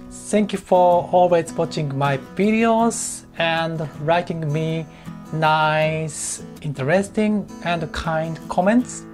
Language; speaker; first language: English; non-native, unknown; Japanese